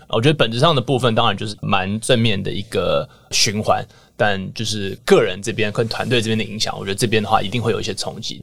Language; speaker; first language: Chinese; native; Chinese